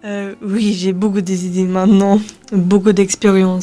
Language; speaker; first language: French; non-native, learner; English